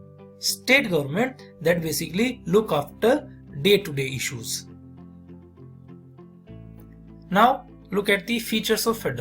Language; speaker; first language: English; non-native, local second language; Hindi